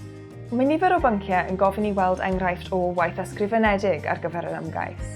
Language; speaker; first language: Welsh; native; Welsh